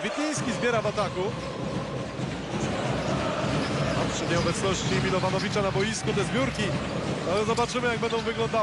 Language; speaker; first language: Polish; native; Polish